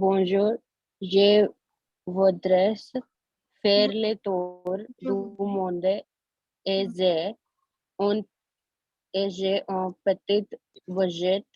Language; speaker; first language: French; non-native, learner; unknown